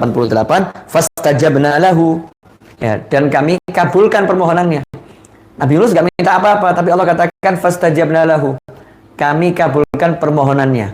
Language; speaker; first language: Indonesian; native; Indonesian